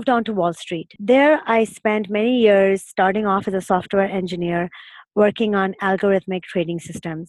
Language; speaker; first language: English; non-native, local second language; Urdu